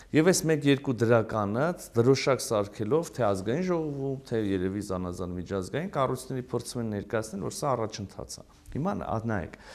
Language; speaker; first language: Armenian; native; Armenian